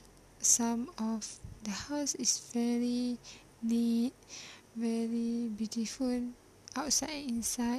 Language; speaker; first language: English; non-native, learner; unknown